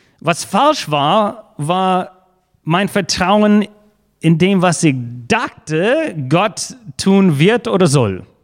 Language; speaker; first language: German; non-native, fluent; English